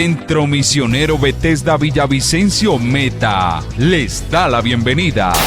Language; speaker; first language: Spanish; native; Spanish